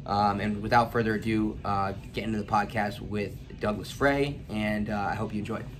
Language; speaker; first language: English; native; English